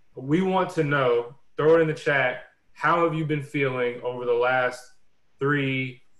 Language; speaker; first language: English; native; English